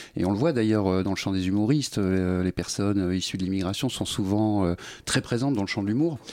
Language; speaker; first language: French; native; French